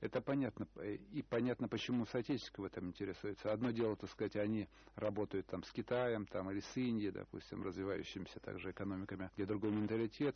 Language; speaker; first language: Russian; native; Russian